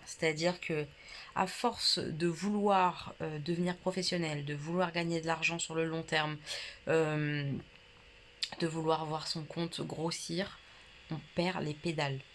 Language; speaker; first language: French; native; French